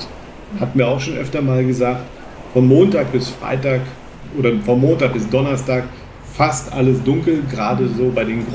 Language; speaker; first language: German; native; German